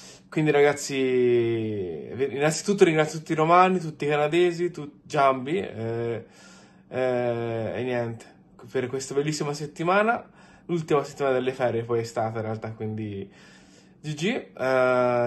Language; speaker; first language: Italian; native; Italian